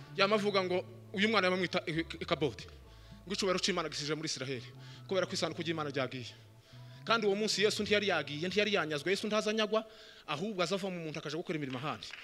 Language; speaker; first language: Kinyarwanda; native; Kinyarwanda